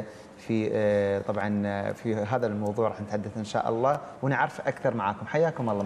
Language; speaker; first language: Arabic; native; Arabic